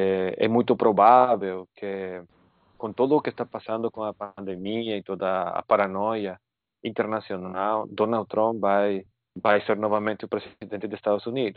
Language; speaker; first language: Portuguese; non-native, fluent; Spanish